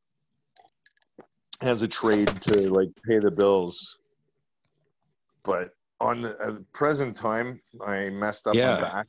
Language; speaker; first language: English; native; English